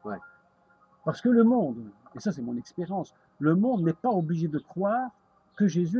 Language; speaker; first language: French; native; French